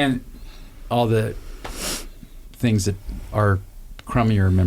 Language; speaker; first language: English; native; English